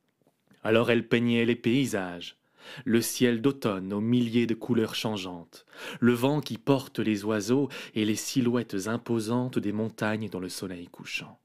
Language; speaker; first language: French; native; French